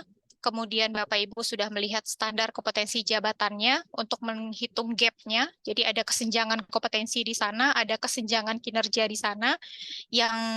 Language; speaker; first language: Indonesian; native; Indonesian